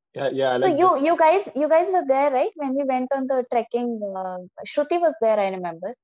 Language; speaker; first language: English; non-native, local second language; Hindi